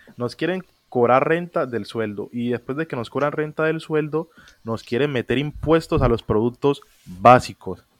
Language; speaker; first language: Spanish; native; Spanish